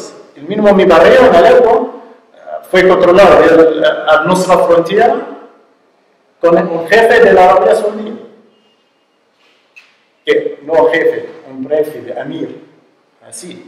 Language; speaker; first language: Spanish; non-native, learner; Arabic